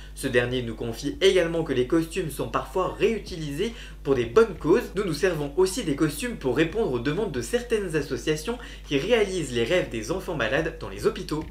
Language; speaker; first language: French; native; French